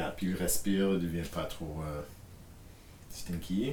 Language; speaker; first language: French; non-native, fluent; English